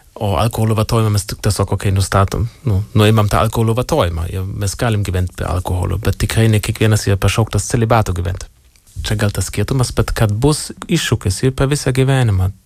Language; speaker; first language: Lithuanian; non-native, fluent; German